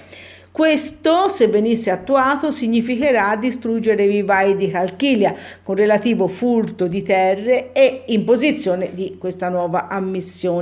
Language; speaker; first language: Italian; native; Italian